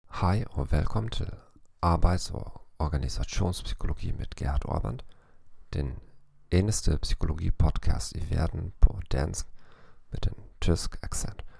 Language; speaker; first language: Danish; non-native, fluent; German